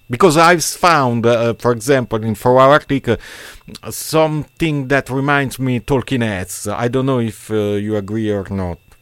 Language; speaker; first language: English; non-native, learner; Italian